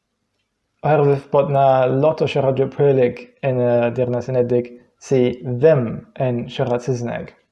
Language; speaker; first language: Welsh; non-native, fluent; English